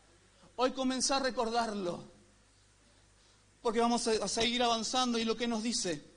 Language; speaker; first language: Spanish; native; Spanish